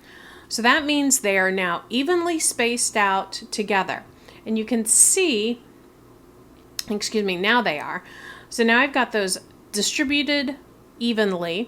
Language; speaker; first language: English; native; English